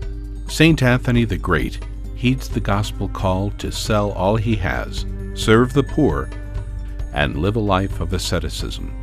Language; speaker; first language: English; native; English